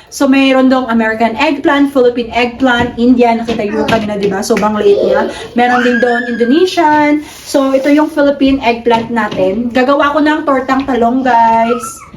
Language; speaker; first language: Filipino; non-native, local second language; Cebuano